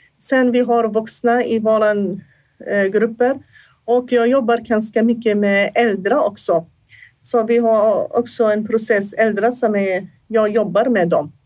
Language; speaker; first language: Swedish; non-native, fluent; Assyrian Neo-Aramaic